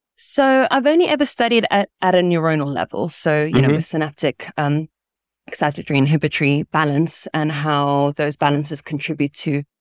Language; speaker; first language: English; early bilingual, other home language; Italian